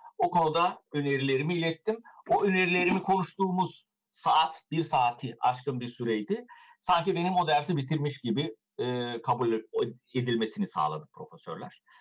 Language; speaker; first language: Turkish; early bilingual, heritage; Turkish